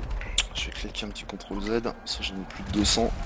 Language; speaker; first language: French; native; French